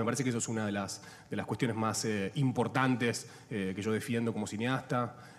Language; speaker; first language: Spanish; native; Spanish